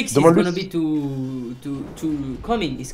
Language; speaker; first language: English; non-native, learner; French